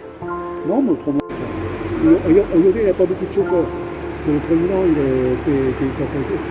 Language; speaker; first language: French; native; French